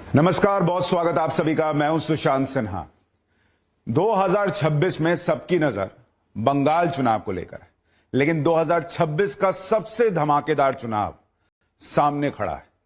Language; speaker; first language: Hindi; native; Hindi